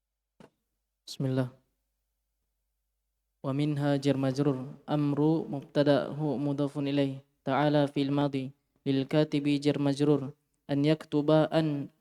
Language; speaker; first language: Arabic; non-native, learner; Indonesian